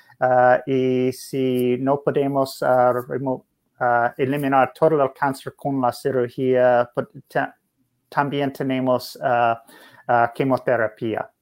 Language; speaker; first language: Spanish; non-native, learner; English